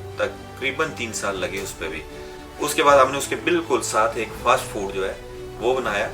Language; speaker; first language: Urdu; non-native, local second language; Punjabi